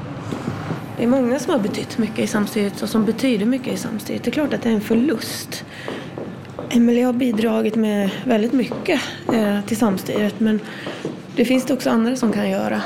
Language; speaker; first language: Swedish; native; Swedish